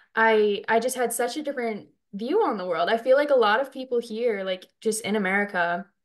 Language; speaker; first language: English; native; English